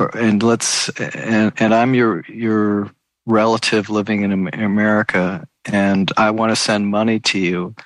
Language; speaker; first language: English; native; English